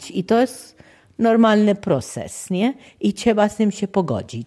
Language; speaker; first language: Polish; non-native, fluent; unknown